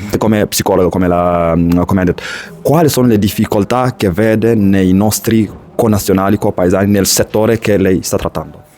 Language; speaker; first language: Italian; non-native, fluent; Fula